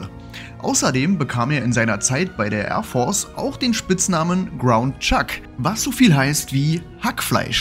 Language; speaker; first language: German; native; German